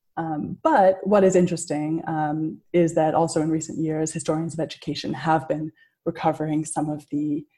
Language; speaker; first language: English; native; English